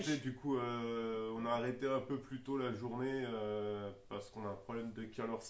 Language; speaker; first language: French; native; French